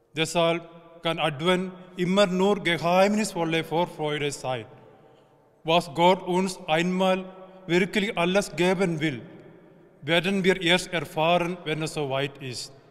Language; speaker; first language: German; non-native, fluent; Malayalam